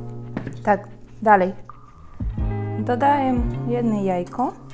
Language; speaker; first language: Polish; non-native, fluent; Ukrainian